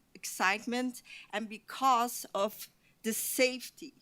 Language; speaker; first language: English; non-native, fluent; Dutch